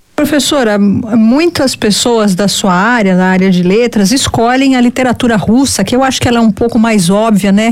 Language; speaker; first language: Portuguese; native; Portuguese